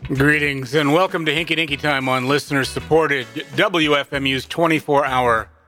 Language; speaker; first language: English; native; English